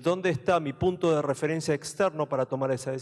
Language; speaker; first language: Spanish; native; Spanish